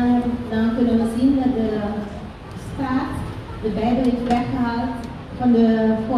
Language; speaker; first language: Dutch; non-native, fluent; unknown